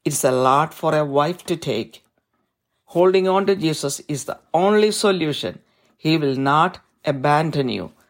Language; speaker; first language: English; non-native, local second language; Malayalam